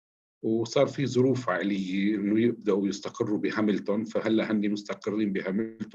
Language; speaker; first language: Arabic; native; Arabic